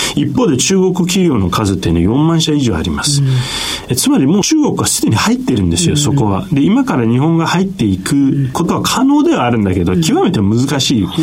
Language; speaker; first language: Japanese; non-native, fluent; Turkish